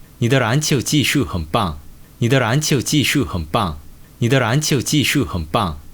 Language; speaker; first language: Chinese; non-native, fluent; Korean